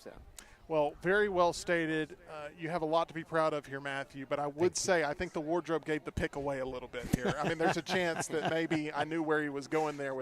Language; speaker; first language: English; native; English